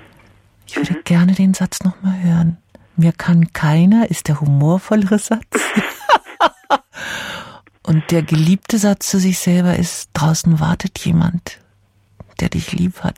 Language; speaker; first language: German; native; German